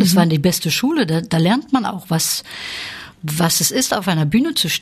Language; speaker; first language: German; early bilingual, heritage; French